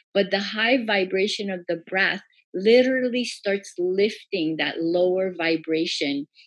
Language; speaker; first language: English; early bilingual, other home language; Persian